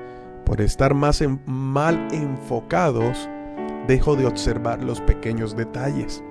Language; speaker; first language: Spanish; native; Spanish